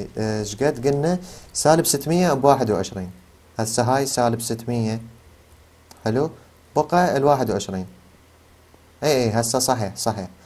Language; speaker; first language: Arabic; native; Arabic